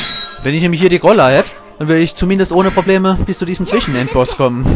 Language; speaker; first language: German; native; German